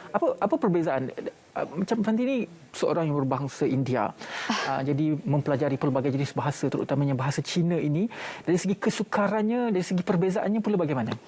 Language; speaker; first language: Malay; native; Malay